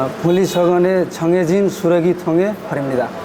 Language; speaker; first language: Korean; non-native, learner; Nepali